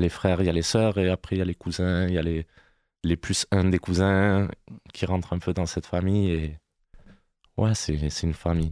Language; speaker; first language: French; native; French